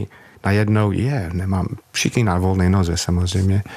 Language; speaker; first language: Czech; non-native, fluent; English